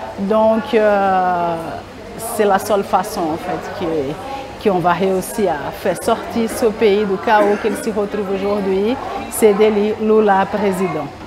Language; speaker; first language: French; non-native, fluent; Portuguese